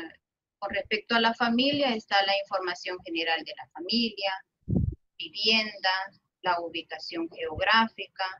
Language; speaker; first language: Spanish; native; Spanish